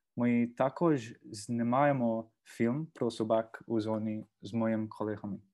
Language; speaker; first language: Ukrainian; non-native, fluent; English